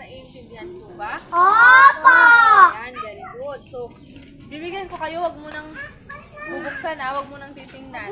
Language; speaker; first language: Filipino; native; Filipino